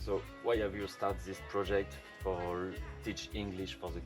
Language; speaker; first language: English; non-native, learner; French